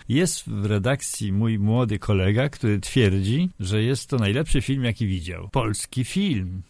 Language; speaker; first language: Polish; native; Polish